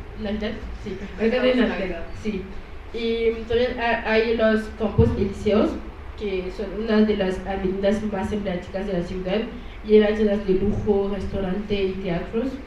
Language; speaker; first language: Spanish; non-native, learner; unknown